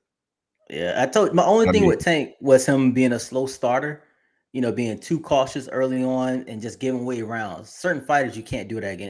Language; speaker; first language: English; native; English